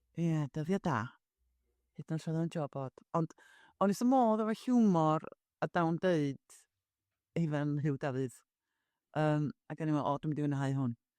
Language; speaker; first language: Welsh; native; Welsh